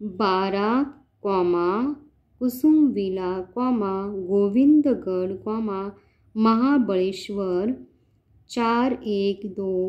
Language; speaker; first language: Hindi; non-native, local second language; Marathi